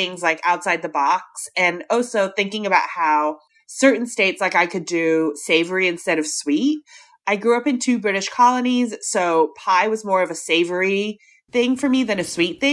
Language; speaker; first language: English; non-native, local second language; Cantonese